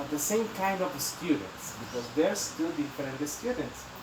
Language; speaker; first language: English; non-native, fluent; Spanish